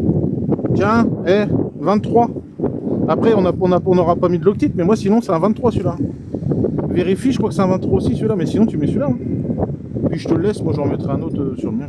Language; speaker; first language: French; native; French